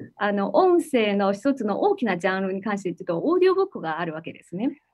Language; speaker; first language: Japanese; non-native, fluent; Chinese